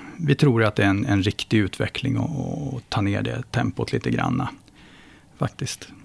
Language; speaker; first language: Swedish; native; Swedish